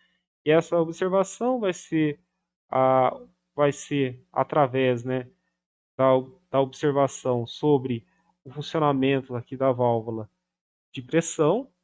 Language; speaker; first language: Portuguese; native; Portuguese